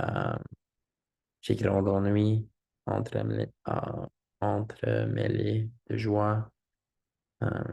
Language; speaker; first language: French; non-native, learner; English